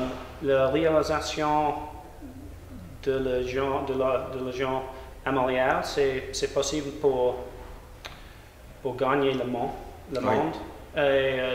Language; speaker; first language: French; non-native, learner; English